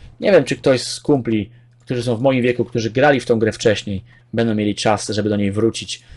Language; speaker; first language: Polish; native; Polish